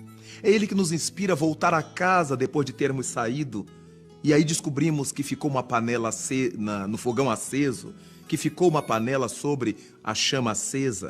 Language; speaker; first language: Portuguese; native; Portuguese